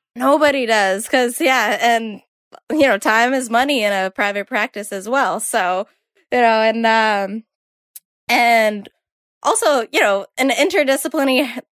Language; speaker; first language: English; native; English